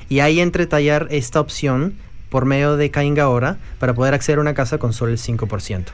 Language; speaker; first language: Spanish; native; Spanish